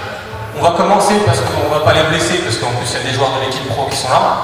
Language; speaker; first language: French; native; French